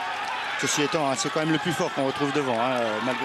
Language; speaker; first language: French; native; French